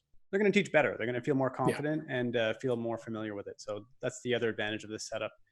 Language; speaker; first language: English; native; English